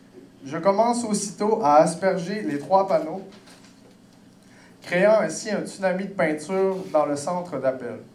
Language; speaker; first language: French; native; French